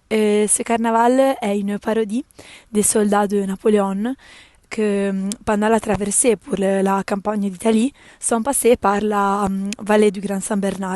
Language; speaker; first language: French; non-native, local second language; Italian